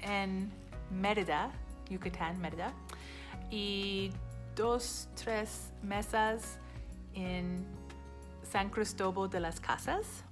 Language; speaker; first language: Spanish; non-native, learner; English